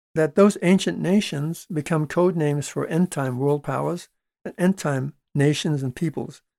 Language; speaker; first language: English; early bilingual, other home language; Dutch